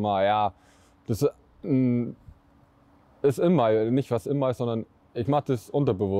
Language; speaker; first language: German; non-native, learner; Dutch